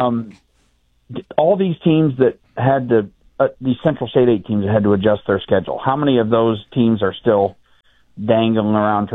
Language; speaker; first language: English; native; English